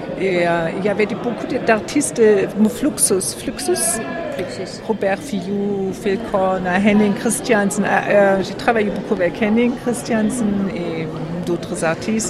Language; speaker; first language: French; non-native, fluent; German